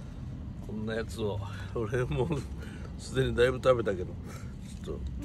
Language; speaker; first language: Japanese; native; Japanese